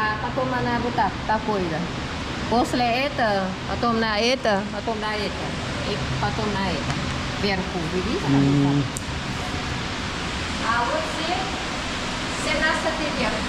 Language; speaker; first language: Russian; non-native, learner; Vietnamese